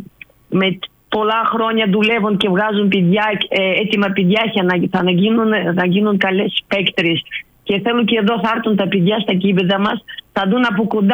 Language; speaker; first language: Greek; non-native, learner; Russian